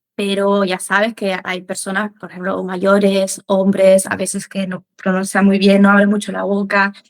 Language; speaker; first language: Spanish; non-native, fluent; German